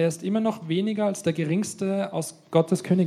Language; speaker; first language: German; native; German